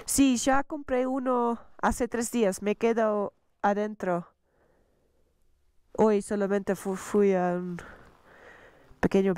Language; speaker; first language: Spanish; non-native, learner; Dutch